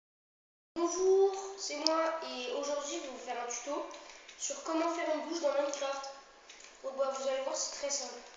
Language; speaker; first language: French; native; French